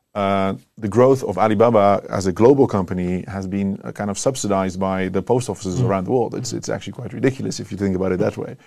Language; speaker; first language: English; non-native, fluent; Dutch